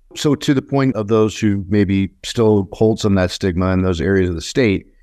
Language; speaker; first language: English; native; English